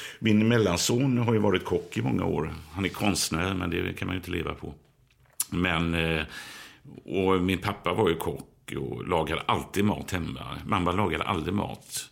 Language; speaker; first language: Swedish; native; Swedish